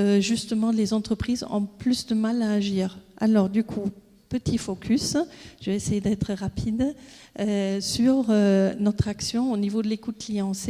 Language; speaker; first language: French; non-native, fluent; German